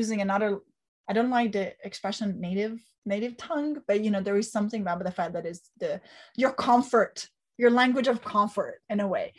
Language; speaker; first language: English; non-native, fluent; Italian